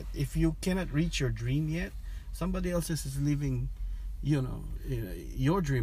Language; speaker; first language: English; non-native, local second language; Filipino